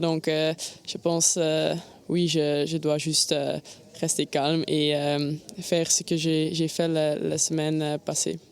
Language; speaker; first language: French; non-native, learner; Dutch